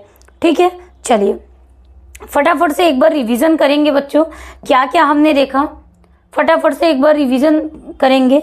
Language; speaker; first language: Hindi; native; Hindi